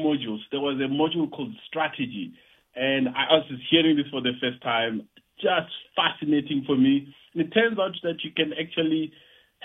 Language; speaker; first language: English; non-native, local second language; Venda